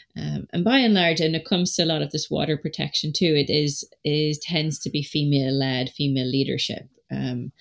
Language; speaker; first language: English; native; English